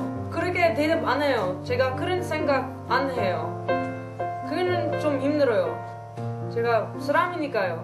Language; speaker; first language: Korean; non-native, learner; Dutch